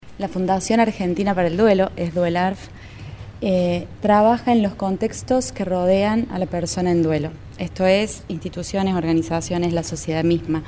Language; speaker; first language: Spanish; native; Spanish